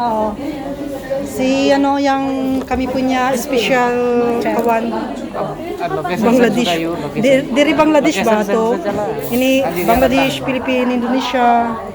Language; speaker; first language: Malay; non-native, learner; Filipino